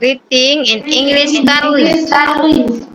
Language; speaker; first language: English; non-native, learner; Indonesian